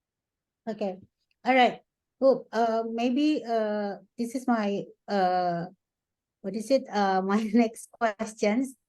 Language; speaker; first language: English; non-native, fluent; Indonesian